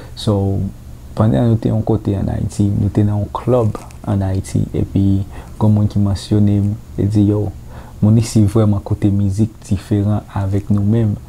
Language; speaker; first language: Haitian Creole; early bilingual, heritage; Haitian Creole